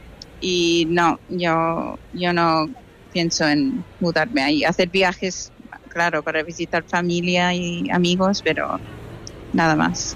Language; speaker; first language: Spanish; non-native, fluent; English